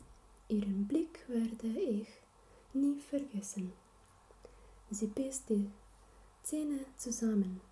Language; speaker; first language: German; non-native, learner; Slovenian